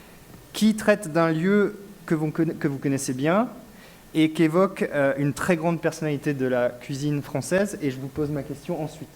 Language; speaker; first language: French; native; French